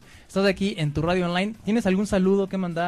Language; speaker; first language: Spanish; native; Spanish